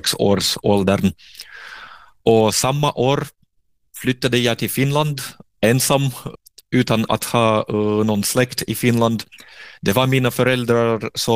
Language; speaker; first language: Swedish; non-native, fluent; Russian